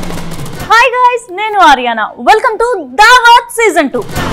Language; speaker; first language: Telugu; native; Telugu